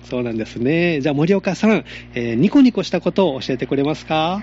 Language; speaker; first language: Japanese; native; Japanese